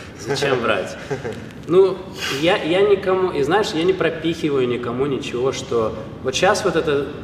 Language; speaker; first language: Russian; native; Russian